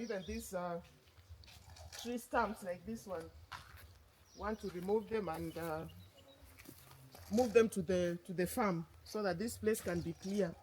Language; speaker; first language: English; non-native, local second language; Swahili